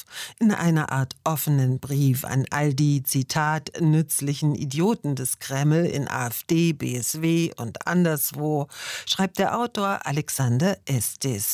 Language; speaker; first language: German; native; German